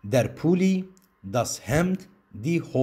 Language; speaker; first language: German; non-native, fluent; Turkish